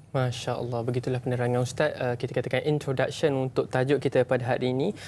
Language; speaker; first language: Malay; native; Malay